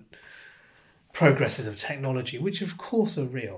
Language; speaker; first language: English; native; English